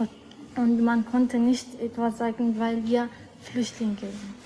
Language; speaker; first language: German; non-native, learner; Arabic